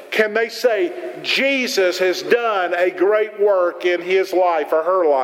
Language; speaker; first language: English; native; English